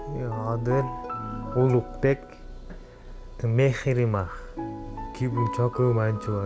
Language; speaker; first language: Korean; non-native, learner; Kyrgyz